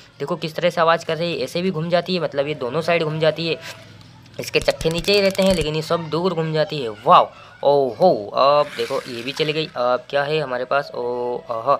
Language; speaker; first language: Hindi; native; Hindi